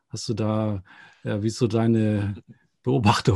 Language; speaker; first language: German; native; German